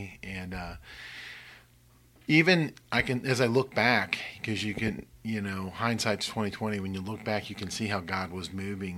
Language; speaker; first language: English; native; English